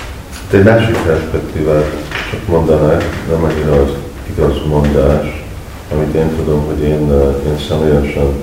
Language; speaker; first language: Hungarian; early bilingual, heritage; Hungarian